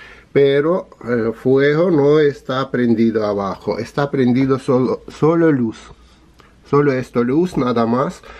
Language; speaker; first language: Spanish; non-native, learner; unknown